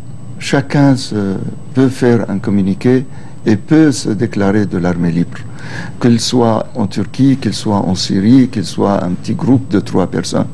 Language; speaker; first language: French; non-native, local second language; Arabic